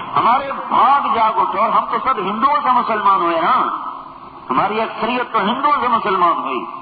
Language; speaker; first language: Urdu; non-native, local second language; Punjabi